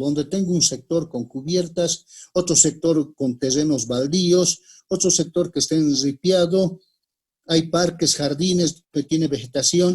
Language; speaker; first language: Spanish; native; Spanish